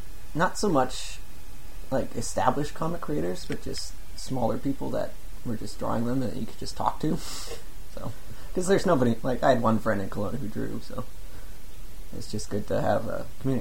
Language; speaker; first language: English; native; English